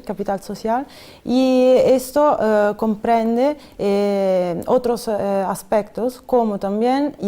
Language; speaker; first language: Spanish; non-native, fluent; Italian